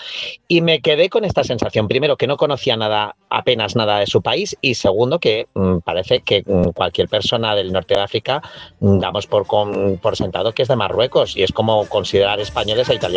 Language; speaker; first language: Spanish; native; Spanish